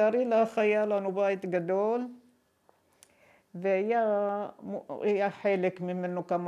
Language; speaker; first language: Hebrew; non-native, fluent; Arabic